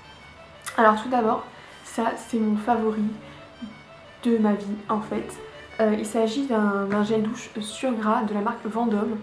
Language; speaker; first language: French; native; French